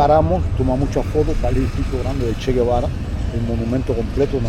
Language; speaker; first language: Spanish; native; Spanish